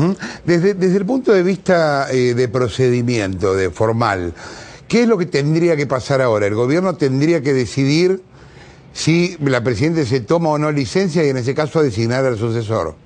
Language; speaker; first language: Spanish; native; Spanish